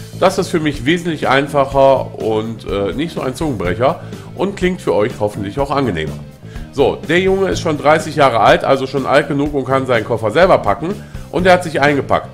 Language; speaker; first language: German; native; German